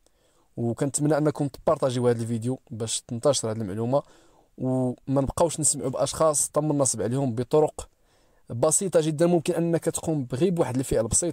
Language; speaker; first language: Arabic; native; Arabic